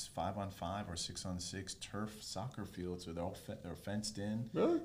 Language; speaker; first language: English; native; English